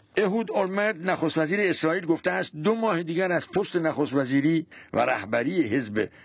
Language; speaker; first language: Persian; non-native, local second language; Central Kurdish